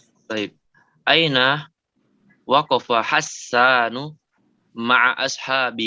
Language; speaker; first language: Arabic; non-native, learner; Indonesian